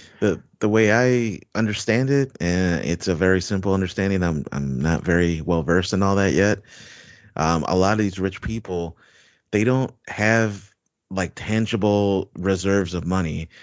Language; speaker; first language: English; native; English